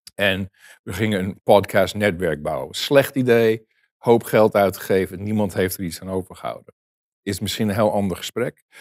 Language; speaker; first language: Dutch; native; Dutch